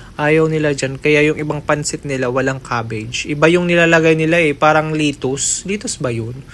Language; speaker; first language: Filipino; non-native, local second language; Waray